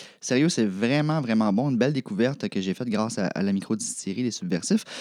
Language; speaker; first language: French; native; French